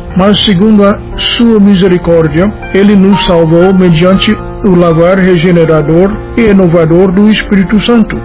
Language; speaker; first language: Portuguese; non-native, fluent; English